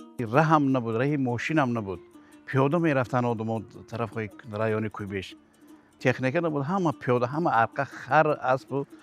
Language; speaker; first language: Tajik; native; Tajik